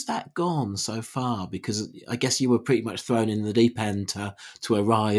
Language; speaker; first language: English; native; English